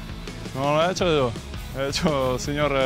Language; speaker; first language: Spanish; non-native, fluent; Croatian